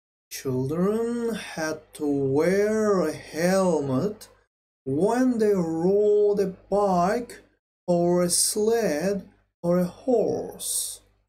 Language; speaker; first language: English; non-native, fluent; Azerbaijani